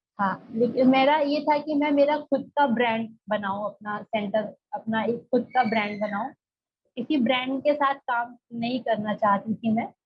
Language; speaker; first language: Hindi; native; Hindi